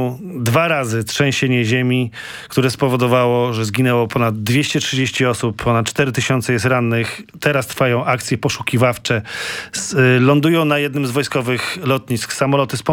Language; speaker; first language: Polish; native; Polish